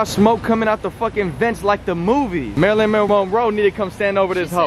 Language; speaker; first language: English; native; English